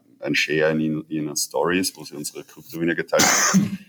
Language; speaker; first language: German; native; German